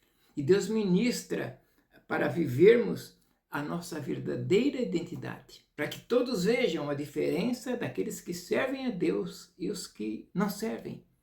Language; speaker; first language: Portuguese; native; Portuguese